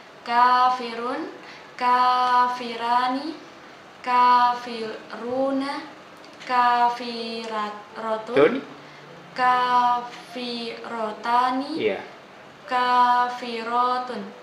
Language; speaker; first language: Arabic; non-native, learner; Indonesian